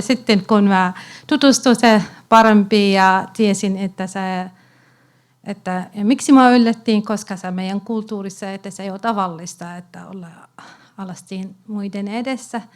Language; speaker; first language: Finnish; non-native, learner; Arabic